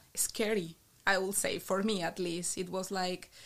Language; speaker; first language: English; non-native, fluent; Spanish